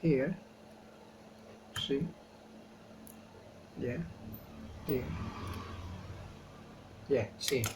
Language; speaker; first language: English; non-native, learner; Indonesian